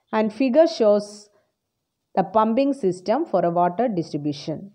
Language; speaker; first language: English; non-native, local second language; Malayalam